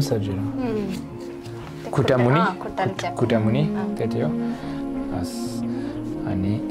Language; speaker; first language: Nepali; non-native, learner; French